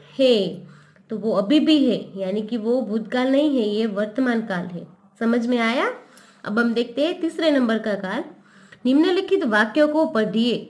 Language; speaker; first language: Hindi; non-native, local second language; Gujarati